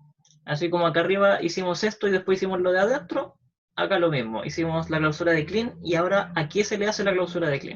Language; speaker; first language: Spanish; native; Spanish